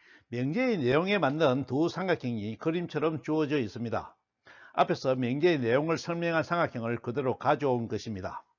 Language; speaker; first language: Korean; native; Korean